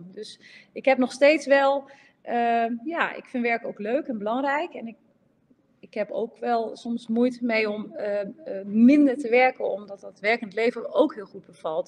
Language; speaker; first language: Dutch; native; Dutch